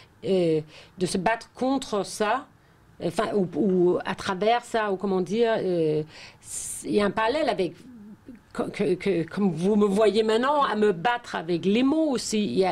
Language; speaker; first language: French; non-native, fluent; Danish